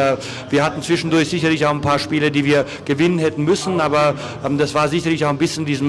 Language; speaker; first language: German; native; German